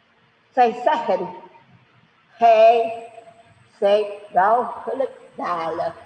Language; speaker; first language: Dutch; non-native, fluent; Indonesian